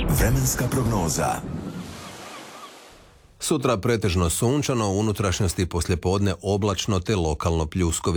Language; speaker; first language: Serbian; native; Serbian